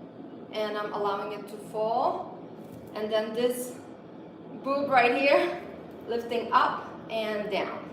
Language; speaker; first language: English; non-native, fluent; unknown